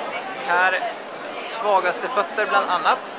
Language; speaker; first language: Swedish; native; Swedish